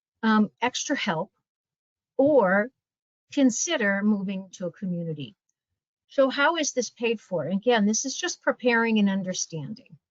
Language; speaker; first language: English; native; English